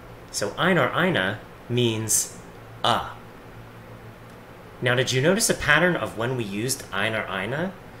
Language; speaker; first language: German; non-native, fluent; English